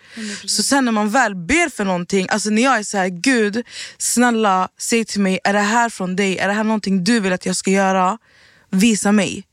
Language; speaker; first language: Swedish; early bilingual, other home language; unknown